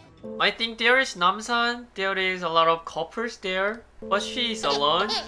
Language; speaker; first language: English; non-native, learner; Korean